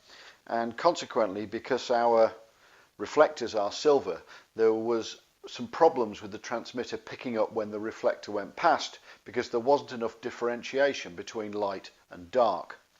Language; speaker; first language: English; native; English